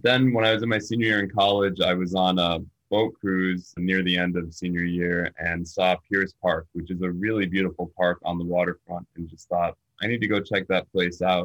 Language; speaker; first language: English; native; English